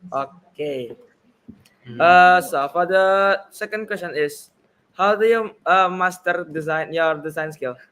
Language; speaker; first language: English; non-native, learner; Indonesian